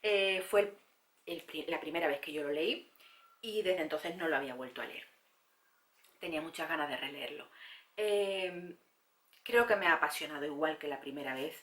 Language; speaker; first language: Spanish; native; Spanish